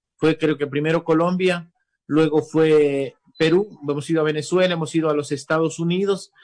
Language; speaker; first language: Spanish; native; Spanish